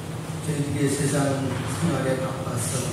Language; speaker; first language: Korean; native; Korean